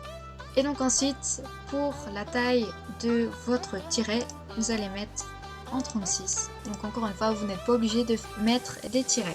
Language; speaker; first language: French; native; French